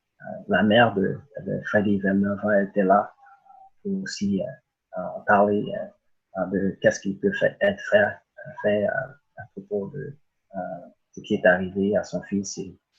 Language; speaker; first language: French; early bilingual, other home language; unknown